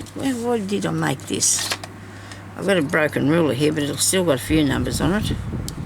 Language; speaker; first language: English; native; English